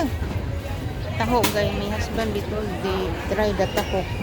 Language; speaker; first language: English; non-native, learner; Filipino